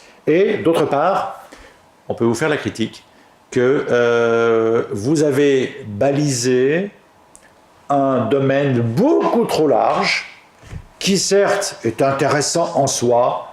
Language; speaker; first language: French; native; French